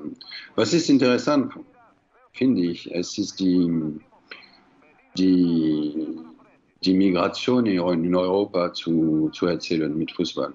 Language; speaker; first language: German; non-native, fluent; French